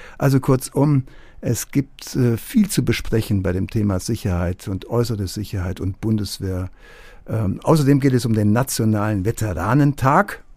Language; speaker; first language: German; native; German